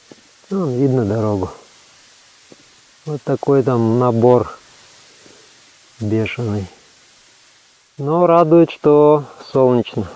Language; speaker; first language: Russian; native; Russian